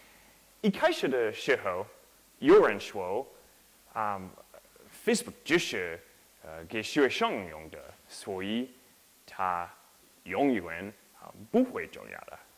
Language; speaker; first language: Chinese; non-native, learner; English